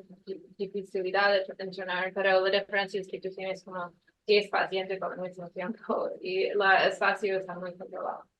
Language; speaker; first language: Spanish; non-native, learner; English